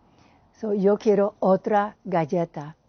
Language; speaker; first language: Spanish; non-native, fluent; English